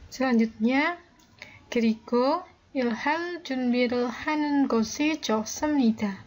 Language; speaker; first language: Korean; non-native, fluent; Indonesian